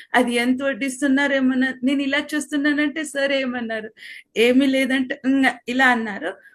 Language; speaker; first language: Telugu; non-native, local second language; Kannada